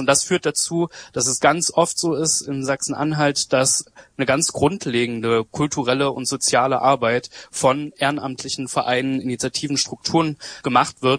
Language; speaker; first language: German; native; German